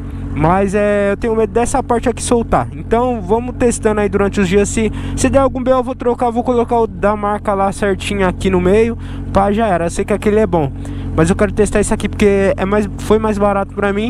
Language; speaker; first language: Portuguese; native; Portuguese